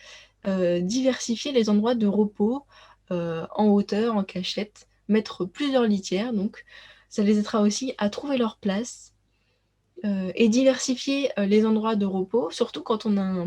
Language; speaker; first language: French; native; French